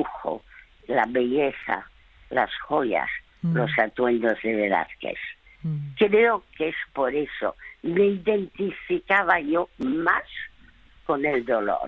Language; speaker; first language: Spanish; early bilingual, other home language; French